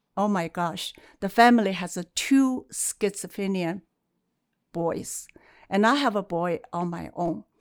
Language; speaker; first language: English; non-native, fluent; Chinese